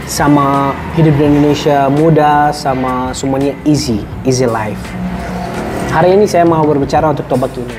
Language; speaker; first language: Indonesian; non-native, fluent; Arabic